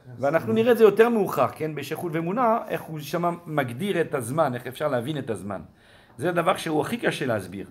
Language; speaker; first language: Hebrew; non-native, fluent; French